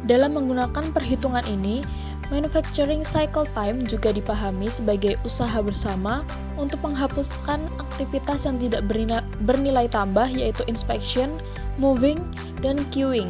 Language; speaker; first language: Indonesian; native; Indonesian